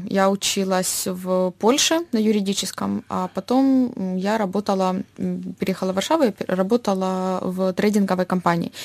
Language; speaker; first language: Russian; native; Russian